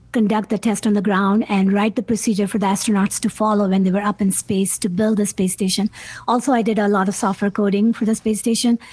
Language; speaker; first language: English; non-native, local second language; Urdu